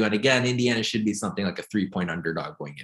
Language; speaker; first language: English; native; English